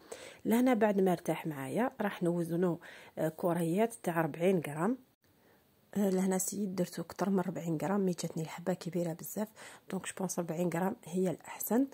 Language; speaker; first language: Arabic; native; Arabic